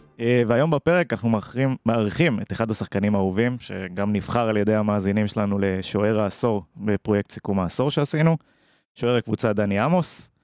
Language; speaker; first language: Hebrew; native; Hebrew